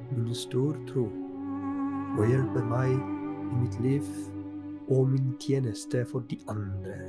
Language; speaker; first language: Norwegian; non-native, fluent; Polish